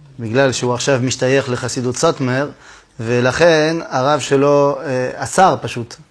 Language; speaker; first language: Hebrew; non-native, fluent; French